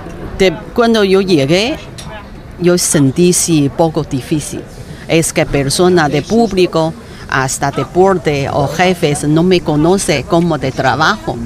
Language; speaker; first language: Spanish; non-native, learner; Chinese